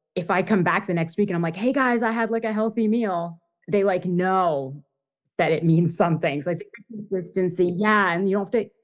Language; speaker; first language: English; native; English